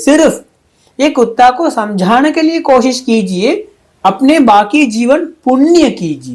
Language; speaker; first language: Hindi; non-native, fluent; Sinhala